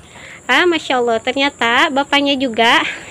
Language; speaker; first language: Indonesian; non-native, local second language; Sundanese